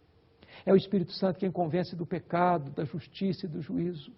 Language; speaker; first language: Portuguese; native; Portuguese